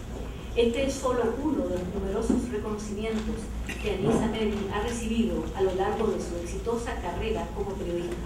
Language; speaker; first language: Spanish; native; Spanish